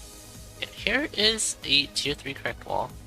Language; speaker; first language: English; native; English